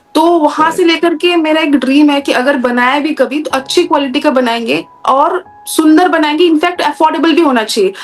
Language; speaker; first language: Hindi; non-native, local second language; Bangla